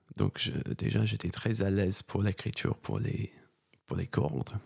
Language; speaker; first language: French; non-native, fluent; English